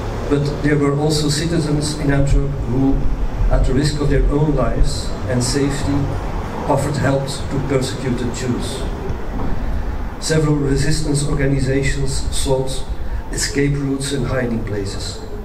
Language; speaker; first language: English; non-native, fluent; Dutch